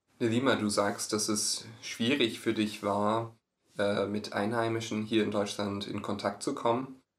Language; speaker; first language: German; native; German